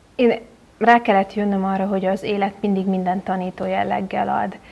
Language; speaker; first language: Hungarian; native; Hungarian